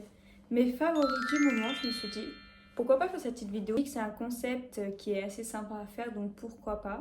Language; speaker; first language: French; native; French